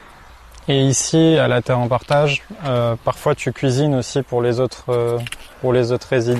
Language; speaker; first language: French; native; French